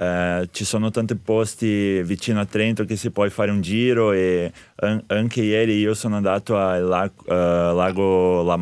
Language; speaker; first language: Italian; non-native, fluent; Portuguese